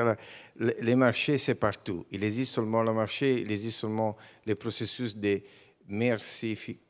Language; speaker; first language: French; non-native, learner; Italian